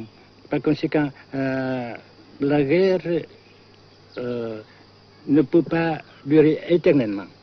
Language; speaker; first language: French; non-native, local second language; Vietnamese